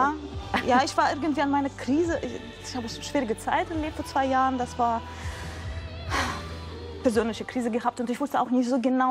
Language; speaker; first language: German; non-native, fluent; Russian